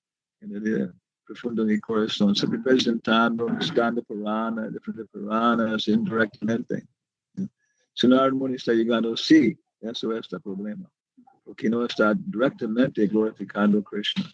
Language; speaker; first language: Spanish; non-native, learner; English